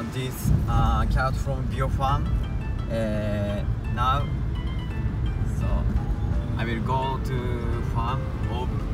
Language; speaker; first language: English; non-native, learner; Japanese